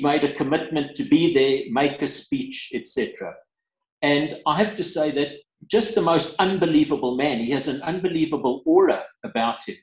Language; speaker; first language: English; native; English